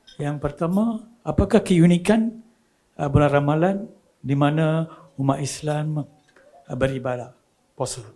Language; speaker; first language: Malay; non-native, local second language; Tamil